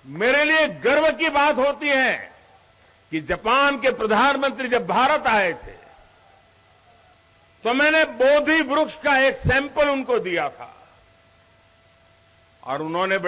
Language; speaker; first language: Hindi; non-native, local second language; Gujarati